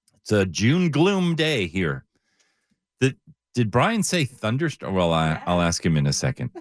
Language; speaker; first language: English; native; English